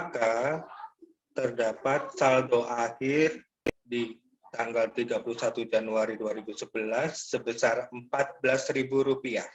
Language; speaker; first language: Indonesian; native; Indonesian